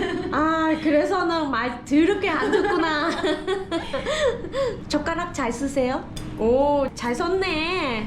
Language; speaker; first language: Korean; non-native, fluent; Vietnamese